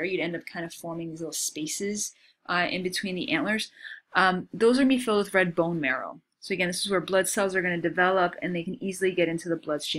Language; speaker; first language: English; native; English